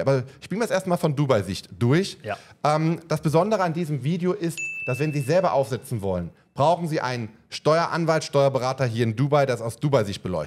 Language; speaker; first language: German; native; German